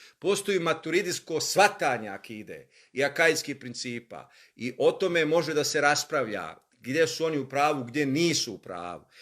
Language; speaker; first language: Bosnian; native; Bosnian